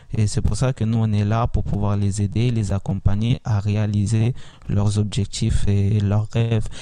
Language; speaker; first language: French; early bilingual, other home language; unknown